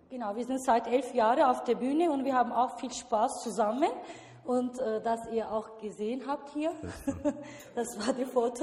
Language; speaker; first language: German; non-native, learner; Turkish